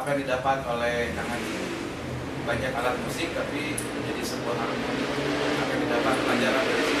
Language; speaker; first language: Indonesian; native; Indonesian